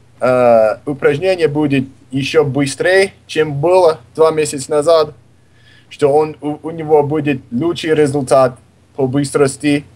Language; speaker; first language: Russian; non-native, fluent; English